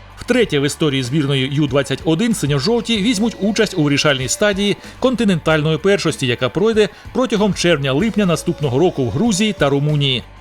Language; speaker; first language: Ukrainian; native; Ukrainian